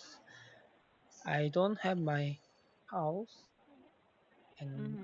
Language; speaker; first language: English; non-native, learner; Korean